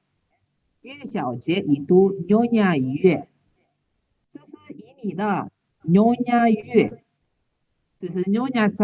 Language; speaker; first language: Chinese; non-native, learner; Indonesian